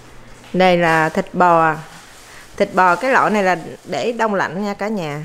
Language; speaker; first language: Vietnamese; native; Vietnamese